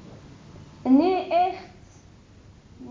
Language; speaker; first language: Dutch; non-native, learner; Arabic